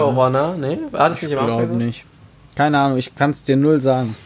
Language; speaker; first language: German; native; German